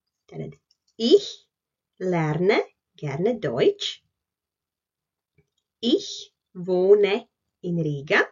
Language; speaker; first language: German; non-native, fluent; Latvian